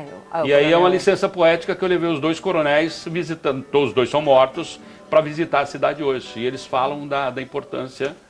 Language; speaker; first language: Portuguese; native; Portuguese